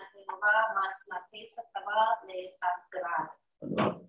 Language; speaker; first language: Spanish; non-native, learner; English